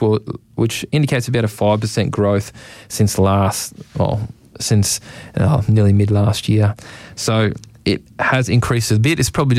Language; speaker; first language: English; native; English